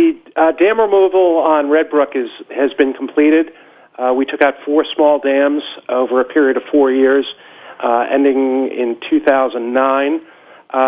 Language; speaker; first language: English; native; English